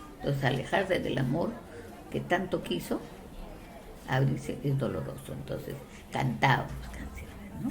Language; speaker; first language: Spanish; non-native, local second language; Quechua